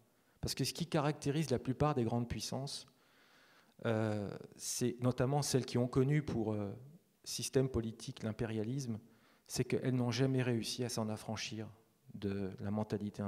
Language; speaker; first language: French; native; French